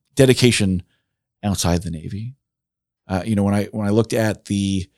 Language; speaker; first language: English; native; English